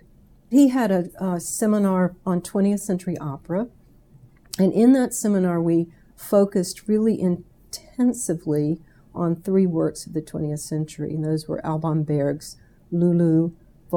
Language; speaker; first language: English; native; English